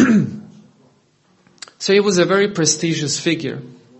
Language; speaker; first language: English; non-native, fluent; Croatian